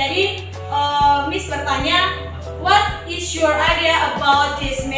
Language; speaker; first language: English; non-native, learner; Indonesian